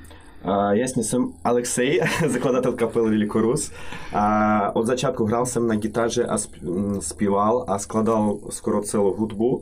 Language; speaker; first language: Czech; non-native, fluent; Russian